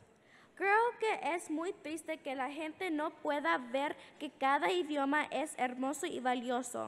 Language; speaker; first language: Spanish; early bilingual, heritage; English